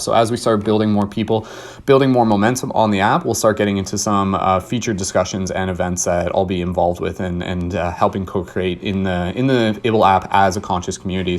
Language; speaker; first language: English; native; English